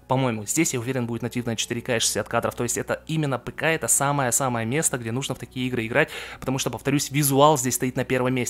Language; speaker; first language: Russian; native; Russian